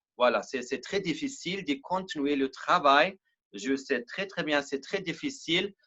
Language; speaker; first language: French; non-native, learner; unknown